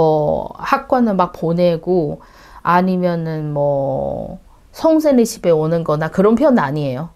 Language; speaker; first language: Korean; non-native, learner; Chinese